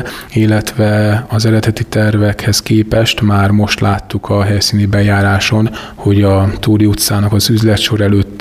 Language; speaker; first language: Hungarian; native; Hungarian